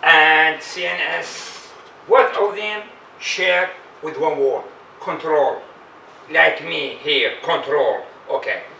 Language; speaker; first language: English; non-native, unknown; Arabic